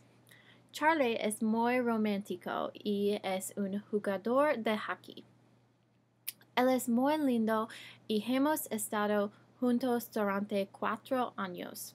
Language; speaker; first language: Spanish; non-native, learner; English